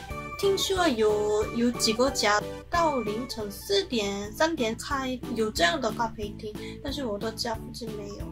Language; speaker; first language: Chinese; non-native, learner; Korean